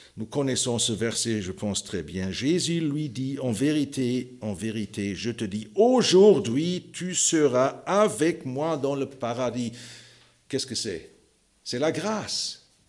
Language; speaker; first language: French; non-native, fluent; German